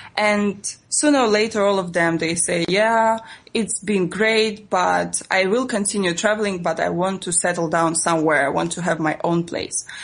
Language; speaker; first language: English; non-native, fluent; Russian